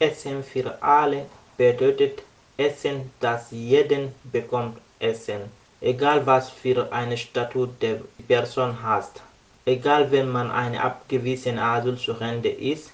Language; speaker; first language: German; non-native, learner; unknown